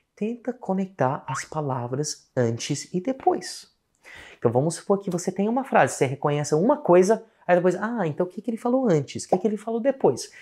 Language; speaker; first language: Portuguese; non-native, fluent; English